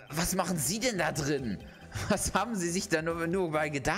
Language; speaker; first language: German; native; German